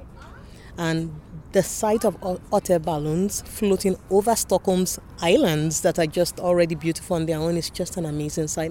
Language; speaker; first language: English; non-native, local second language; Yoruba